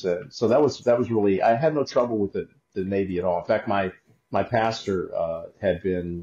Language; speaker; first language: English; native; English